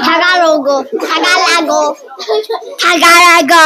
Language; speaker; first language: Japanese; early bilingual, heritage; Japanese